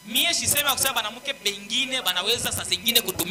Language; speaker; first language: Swahili; native; Swahili